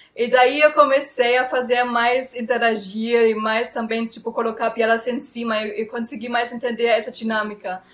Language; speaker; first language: Portuguese; non-native, fluent; German